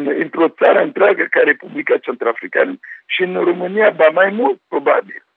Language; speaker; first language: Romanian; non-native, fluent; Sango